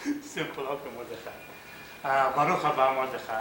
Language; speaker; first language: Hebrew; early bilingual, other home language; Arabic